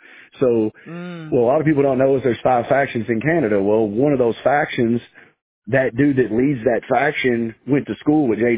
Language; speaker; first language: English; native; English